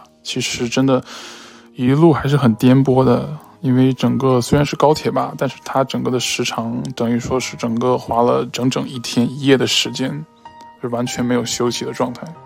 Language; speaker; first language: Chinese; native; Chinese